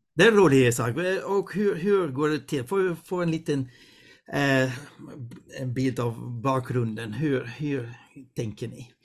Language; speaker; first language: Swedish; non-native, fluent; Dutch